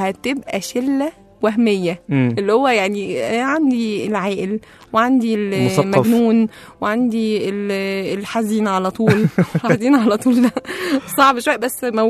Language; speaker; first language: Arabic; native; Arabic